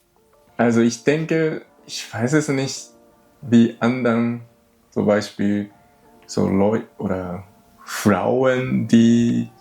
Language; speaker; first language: German; non-native, learner; Japanese